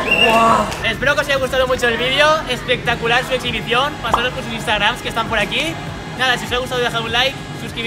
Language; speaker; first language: Spanish; native; Spanish